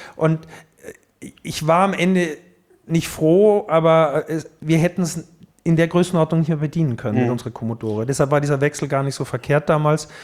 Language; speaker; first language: German; native; German